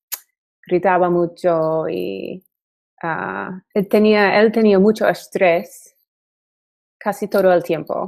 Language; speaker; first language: Spanish; non-native, learner; English